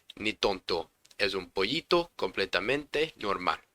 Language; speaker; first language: Spanish; non-native, learner; English